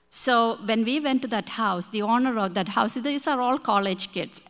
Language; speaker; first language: English; non-native, local second language; Malayalam